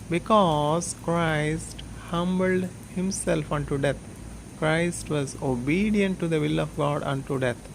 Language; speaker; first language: English; non-native, local second language; Telugu